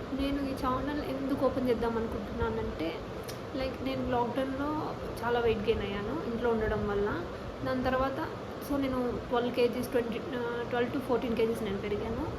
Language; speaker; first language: Telugu; non-native, local second language; Rajasthani